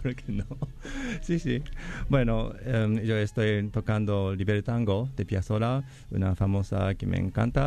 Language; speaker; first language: Spanish; non-native, learner; Japanese